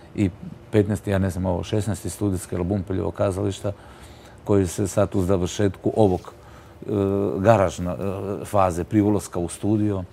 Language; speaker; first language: Croatian; native; Croatian